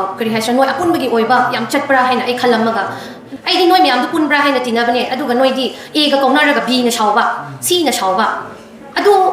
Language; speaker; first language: Manipuri; non-native, local second language; Tangkhul Naga (India)